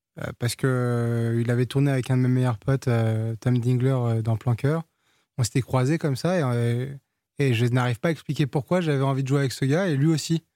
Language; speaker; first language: French; early bilingual, other home language; Portuguese